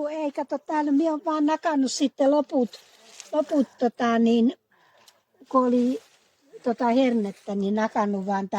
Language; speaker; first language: Finnish; native; Finnish